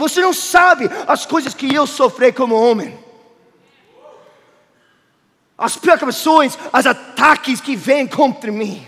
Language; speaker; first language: Portuguese; non-native, fluent; English